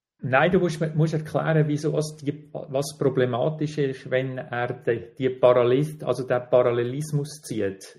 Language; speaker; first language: German; native; German